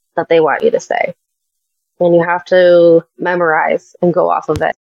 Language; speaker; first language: English; native; English